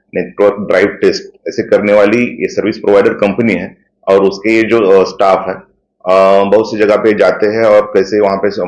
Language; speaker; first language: Hindi; non-native, local second language; Marathi